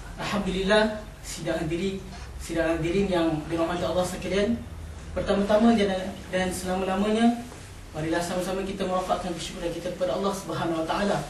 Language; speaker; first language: Malay; native; Malay